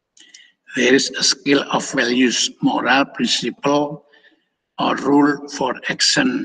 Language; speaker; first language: English; non-native, fluent; Indonesian